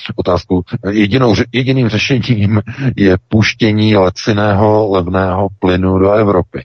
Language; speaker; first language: Czech; native; Czech